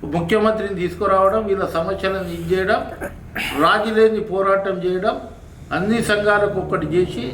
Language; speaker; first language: Telugu; non-native, local second language; Lambadi